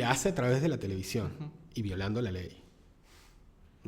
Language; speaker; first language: Spanish; native; Spanish